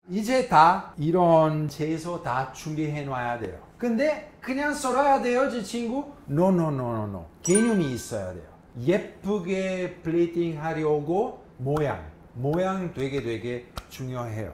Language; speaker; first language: Korean; non-native, fluent; Italian